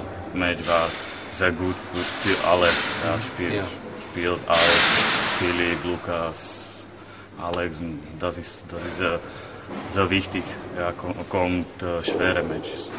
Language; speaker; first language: German; non-native, learner; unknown